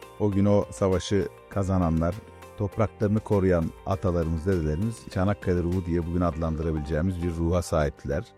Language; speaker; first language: Turkish; native; Turkish